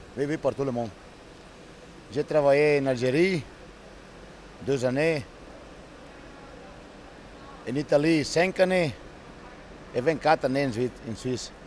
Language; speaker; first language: French; non-native, learner; Italian